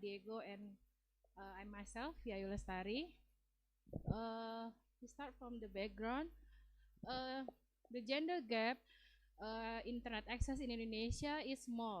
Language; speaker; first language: English; non-native, learner; Indonesian